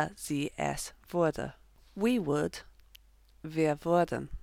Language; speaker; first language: German; non-native, fluent; English